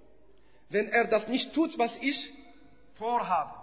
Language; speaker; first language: German; non-native, fluent; Arabic